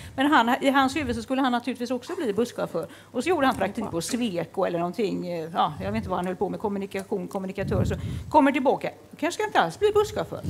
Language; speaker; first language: Swedish; native; Swedish